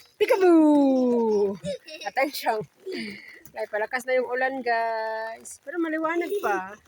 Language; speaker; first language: Filipino; native; Filipino